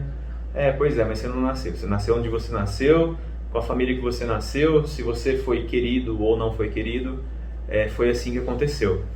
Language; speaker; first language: Portuguese; native; Portuguese